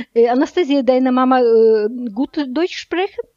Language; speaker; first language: German; non-native, learner; Russian